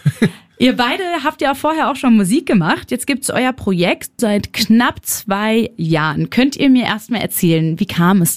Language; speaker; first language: German; native; German